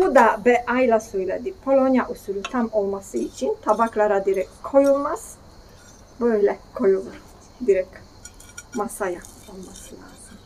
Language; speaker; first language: Turkish; non-native, fluent; Polish